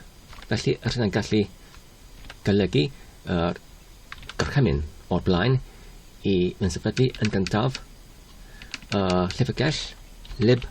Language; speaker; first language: Welsh; non-native, learner; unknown